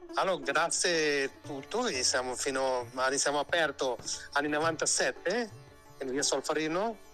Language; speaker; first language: Italian; non-native, learner; Hindi